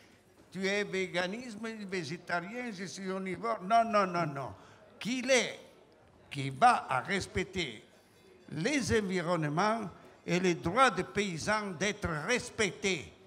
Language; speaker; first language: French; non-native, fluent; Italian